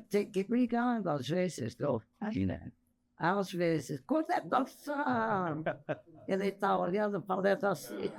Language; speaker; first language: Portuguese; non-native, fluent; English